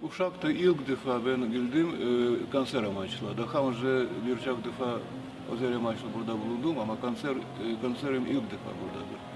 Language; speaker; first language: Turkish; non-native, fluent; Russian